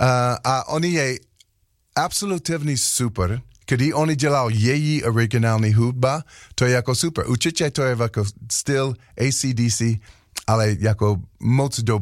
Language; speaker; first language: Czech; non-native, learner; English